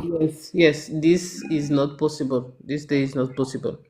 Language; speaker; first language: English; non-native, learner; French